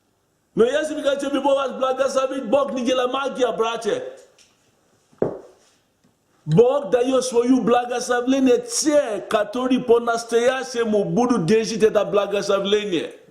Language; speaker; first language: Russian; non-native, learner; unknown